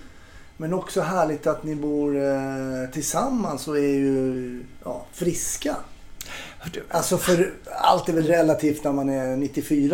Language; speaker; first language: Swedish; native; Swedish